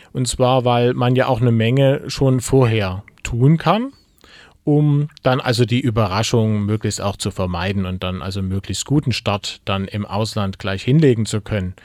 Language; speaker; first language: German; native; German